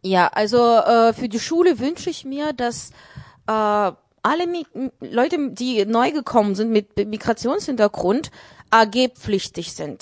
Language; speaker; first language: German; non-native, learner; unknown